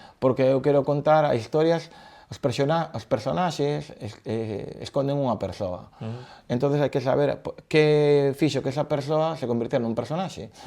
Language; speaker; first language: Galician; native; Galician